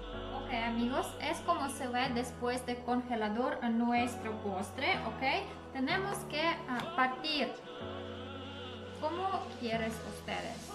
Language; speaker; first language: Spanish; non-native, learner; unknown